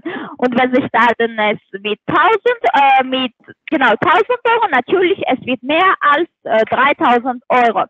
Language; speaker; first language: German; non-native, learner; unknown